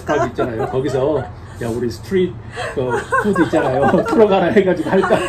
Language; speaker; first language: Korean; native; Korean